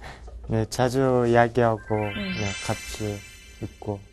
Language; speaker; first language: Korean; non-native, learner; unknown